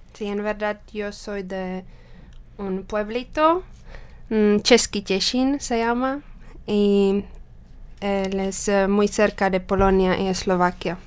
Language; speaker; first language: Spanish; non-native, learner; Czech